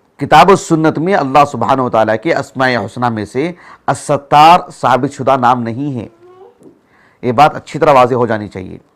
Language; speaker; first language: Urdu; native; Urdu